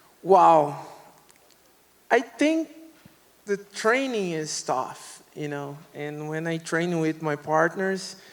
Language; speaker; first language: English; non-native, learner; Portuguese